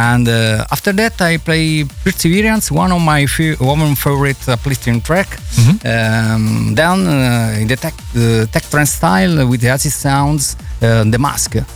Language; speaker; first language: English; non-native, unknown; Italian